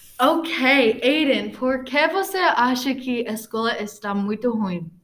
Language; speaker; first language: Portuguese; non-native, learner; English